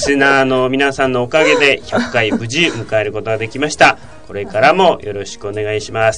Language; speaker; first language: Japanese; native; Japanese